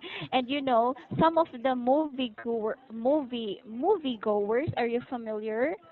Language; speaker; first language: English; non-native, local second language; Filipino